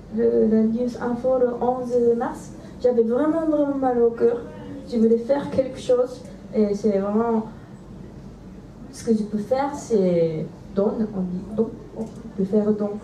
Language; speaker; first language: French; non-native, fluent; Japanese